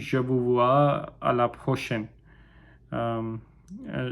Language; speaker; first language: French; non-native, learner; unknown